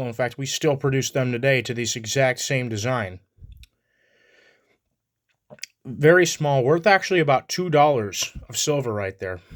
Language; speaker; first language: English; native; English